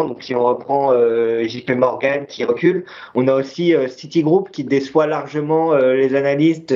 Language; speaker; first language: French; native; French